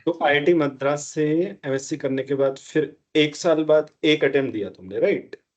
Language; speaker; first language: Hindi; native; Hindi